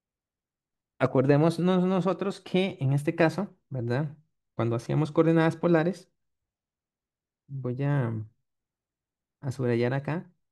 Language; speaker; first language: Spanish; native; Spanish